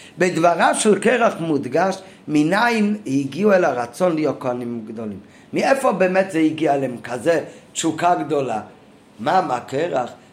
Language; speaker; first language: Hebrew; non-native, fluent; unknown